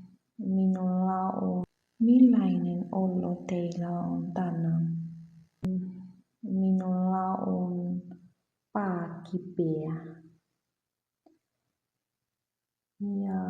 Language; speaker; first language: Finnish; non-native, learner; Burmese